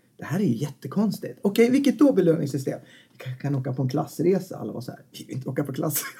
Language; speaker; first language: Swedish; native; Swedish